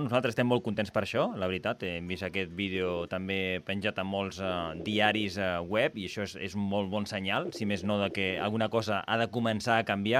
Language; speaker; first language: Catalan; native; Catalan